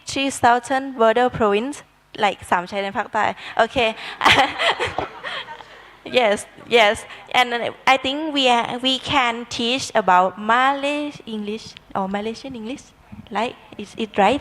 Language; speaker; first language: English; non-native, learner; Thai